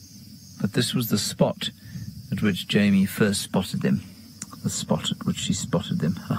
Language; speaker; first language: English; native; English